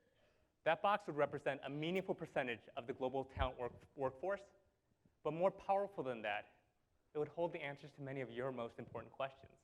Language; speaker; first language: English; native; English